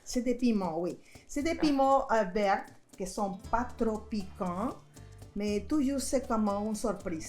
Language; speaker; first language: French; non-native, fluent; Spanish